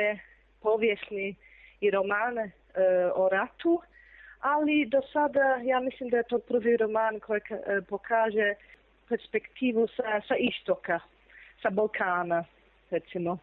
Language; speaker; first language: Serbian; non-native, fluent; English